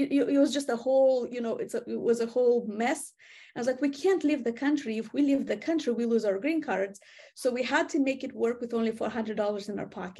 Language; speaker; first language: English; non-native, fluent; Romanian